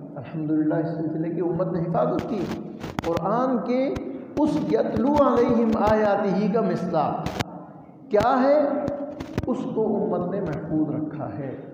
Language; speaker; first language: Urdu; non-native, local second language; Punjabi